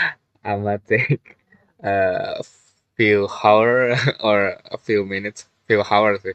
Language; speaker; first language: English; non-native, learner; Indonesian